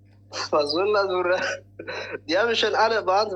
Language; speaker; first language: German; non-native, fluent; Tigrinya